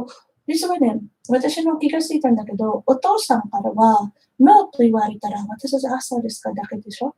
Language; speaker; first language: Japanese; non-native, fluent; Filipino